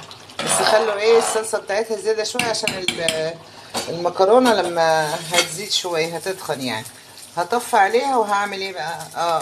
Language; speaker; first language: Arabic; native; Arabic